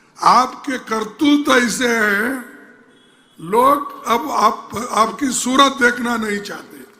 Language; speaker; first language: Hindi; non-native, local second language; Kannada